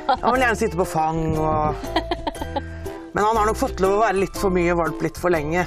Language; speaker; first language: Norwegian; native; Norwegian